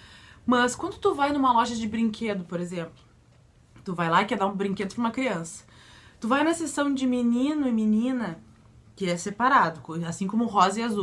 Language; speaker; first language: Portuguese; native; Portuguese